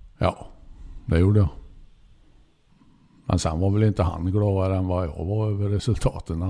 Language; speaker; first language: Swedish; native; Swedish